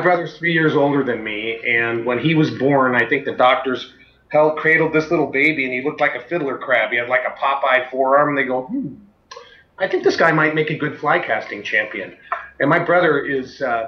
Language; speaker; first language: English; native; English